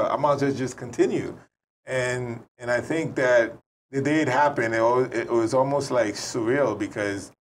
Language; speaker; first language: English; native; English